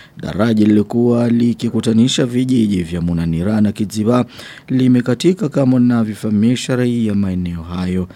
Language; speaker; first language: Swahili; non-native, local second language; Rundi